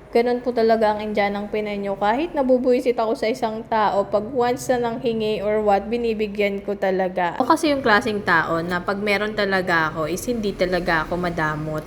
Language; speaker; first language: Filipino; native; Filipino